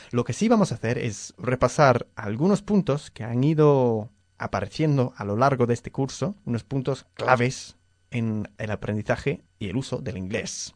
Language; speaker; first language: Spanish; non-native, fluent; English